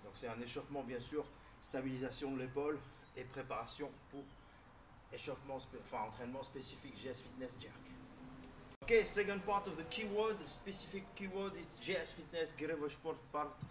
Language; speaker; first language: French; native; French